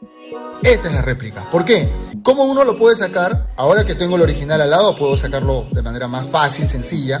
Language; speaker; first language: Spanish; native; Spanish